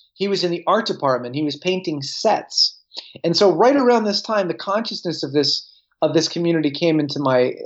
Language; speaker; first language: English; native; English